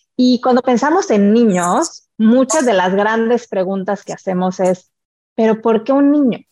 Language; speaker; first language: Spanish; native; Spanish